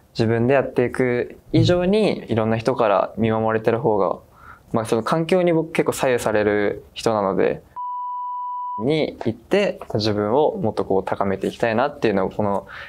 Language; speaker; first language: Japanese; native; Japanese